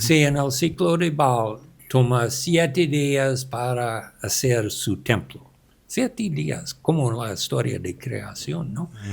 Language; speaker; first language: Spanish; non-native, learner; English